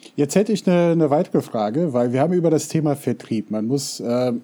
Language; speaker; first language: German; non-native, fluent; English